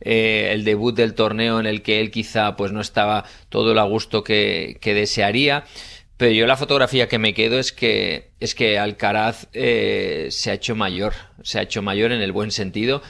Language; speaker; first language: Spanish; native; Spanish